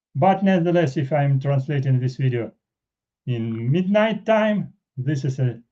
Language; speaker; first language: English; non-native, fluent; Russian